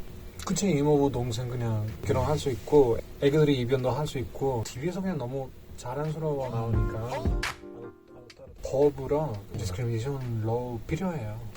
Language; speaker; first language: Korean; non-native, learner; Spanish